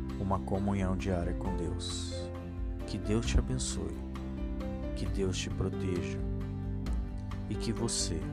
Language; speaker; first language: Portuguese; native; Portuguese